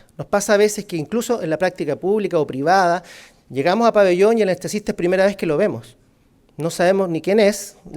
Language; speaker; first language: Spanish; native; Spanish